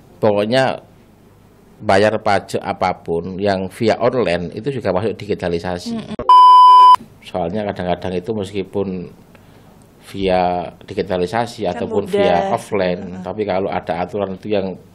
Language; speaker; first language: Indonesian; non-native, local second language; Javanese